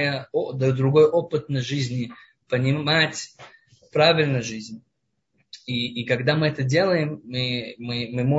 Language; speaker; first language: Russian; non-native, fluent; Hebrew